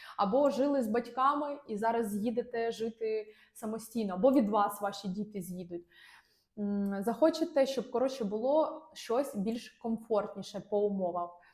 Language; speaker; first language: Ukrainian; non-native, local second language; Russian